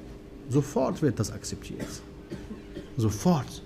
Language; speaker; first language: German; non-native, fluent; Arabic